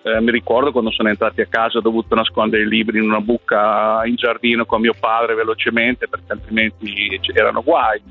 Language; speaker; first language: Italian; non-native, fluent; Spanish